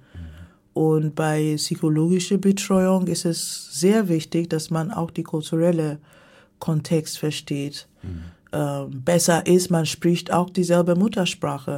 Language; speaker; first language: German; non-native, fluent; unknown